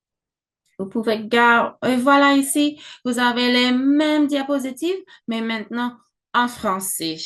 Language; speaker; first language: French; non-native, fluent; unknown